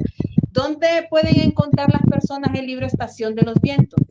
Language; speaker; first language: Spanish; native; Spanish